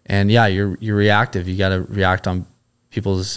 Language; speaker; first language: English; native; English